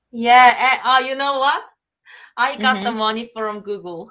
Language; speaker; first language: English; non-native, learner; Korean